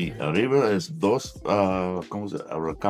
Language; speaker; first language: Spanish; non-native, learner; English